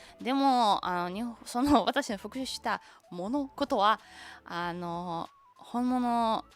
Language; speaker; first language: Japanese; non-native, learner; Russian